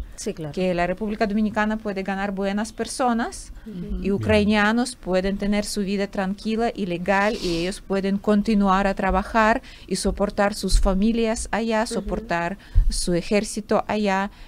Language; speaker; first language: Spanish; non-native, fluent; Ukrainian